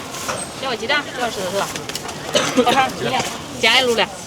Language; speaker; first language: Chinese; native; Chinese